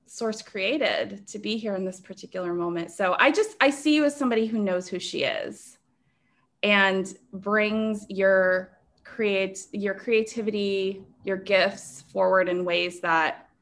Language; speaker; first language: English; early bilingual, other home language; Filipino